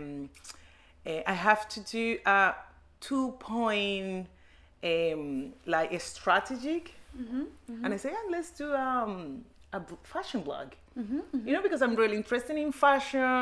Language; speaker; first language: English; non-native, learner; Spanish